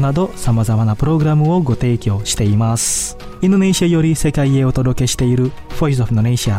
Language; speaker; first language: Japanese; non-native, fluent; Indonesian